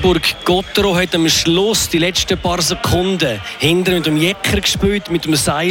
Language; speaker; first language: German; native; German